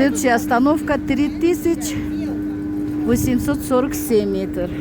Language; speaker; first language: Russian; non-native, local second language; Tajik